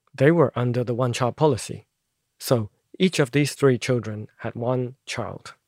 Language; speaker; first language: English; non-native, local second language; Cantonese